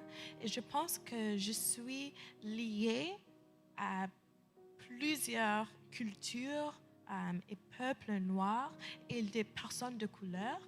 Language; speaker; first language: French; early bilingual, heritage; English